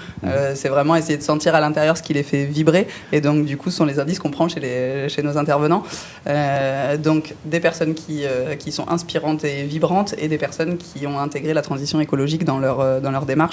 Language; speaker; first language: French; native; French